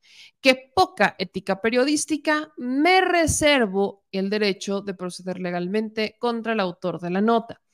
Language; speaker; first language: Spanish; native; Spanish